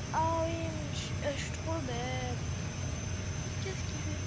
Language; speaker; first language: French; native; French